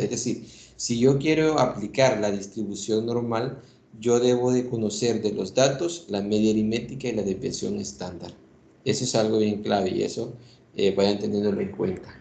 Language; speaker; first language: Spanish; native; Spanish